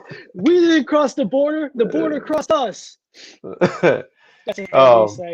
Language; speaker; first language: English; native; English